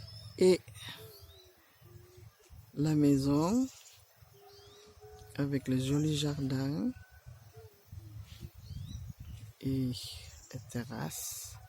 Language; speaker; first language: French; non-native, learner; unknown